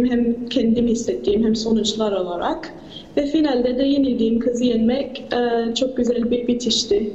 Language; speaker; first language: Turkish; early bilingual, heritage; English